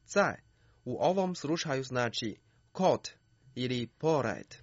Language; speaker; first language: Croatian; non-native, fluent; Chinese